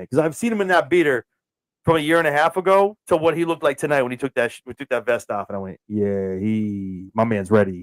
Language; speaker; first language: English; native; English